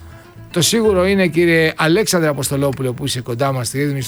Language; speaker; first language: Greek; native; Greek